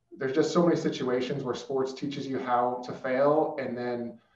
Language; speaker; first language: English; native; English